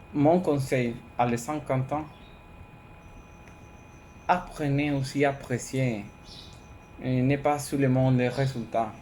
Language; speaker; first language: French; non-native, learner; Spanish